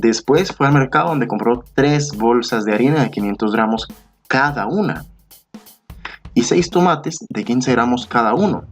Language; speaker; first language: Spanish; native; Spanish